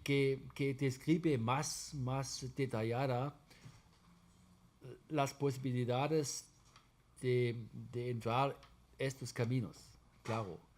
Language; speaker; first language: Spanish; non-native, fluent; German